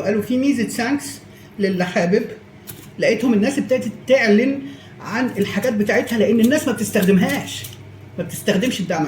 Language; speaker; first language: Arabic; native; Arabic